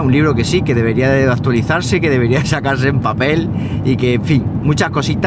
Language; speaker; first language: Spanish; native; Spanish